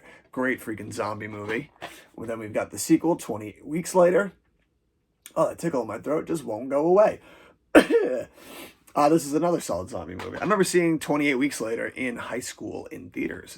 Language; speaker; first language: English; native; English